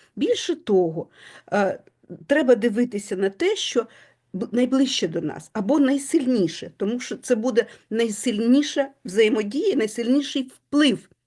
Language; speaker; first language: Ukrainian; non-native, local second language; Russian